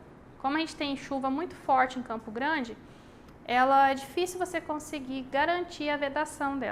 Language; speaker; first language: Portuguese; native; Portuguese